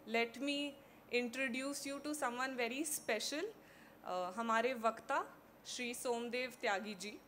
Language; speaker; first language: Hindi; non-native, local second language; Marathi